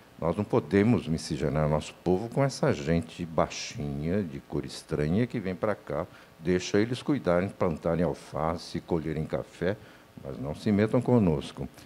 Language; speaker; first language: Portuguese; native; Portuguese